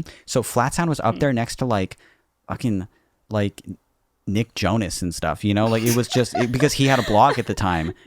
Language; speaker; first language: English; native; English